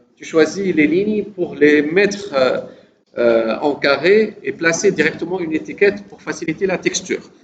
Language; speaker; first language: French; non-native, local second language; Arabic